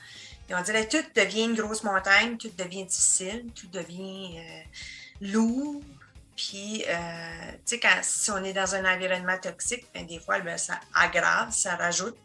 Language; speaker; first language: French; native; French